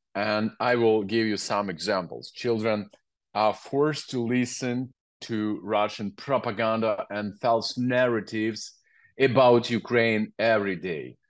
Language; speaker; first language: English; non-native, learner; Ukrainian